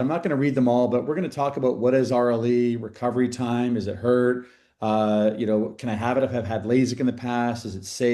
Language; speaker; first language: English; native; English